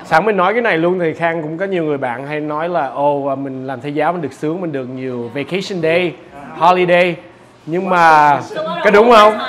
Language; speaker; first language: Vietnamese; early bilingual, heritage; Vietnamese